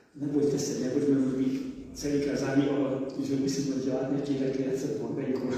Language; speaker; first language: Czech; non-native, learner; English